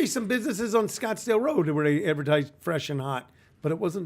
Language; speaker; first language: English; native; English